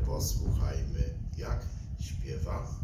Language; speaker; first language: Polish; native; Polish